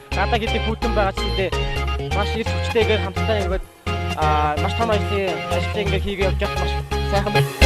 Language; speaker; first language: Mongolian; native; Mongolian